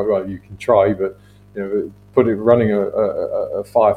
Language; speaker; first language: English; native; English